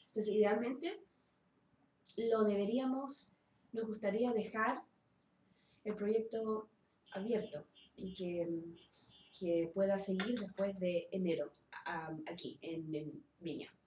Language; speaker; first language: Spanish; early bilingual, heritage; Spanish